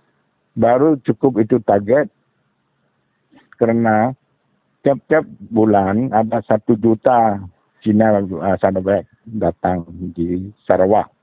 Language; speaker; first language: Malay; non-native, local second language; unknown